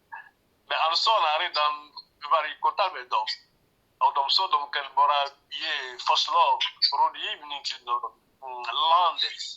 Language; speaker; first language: Swedish; non-native, learner; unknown